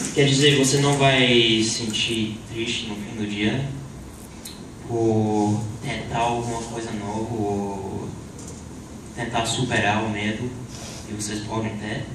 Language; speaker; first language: Portuguese; non-native, learner; English